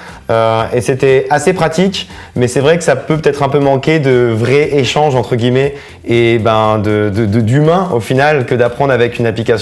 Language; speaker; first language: French; native; French